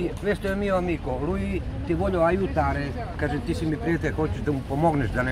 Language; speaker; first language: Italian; non-native, learner; Serbian